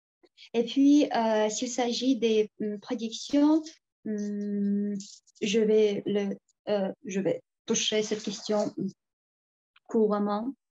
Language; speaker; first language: French; non-native, fluent; Tuvinian